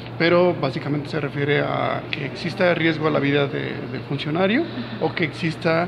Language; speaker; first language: Spanish; native; Spanish